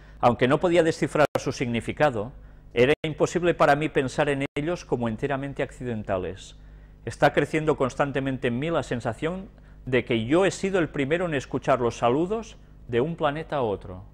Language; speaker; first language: Spanish; native; Spanish